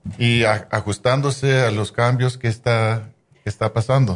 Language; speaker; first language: Spanish; non-native, fluent; English